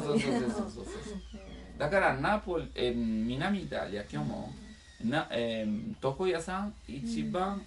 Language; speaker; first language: Japanese; non-native, learner; Italian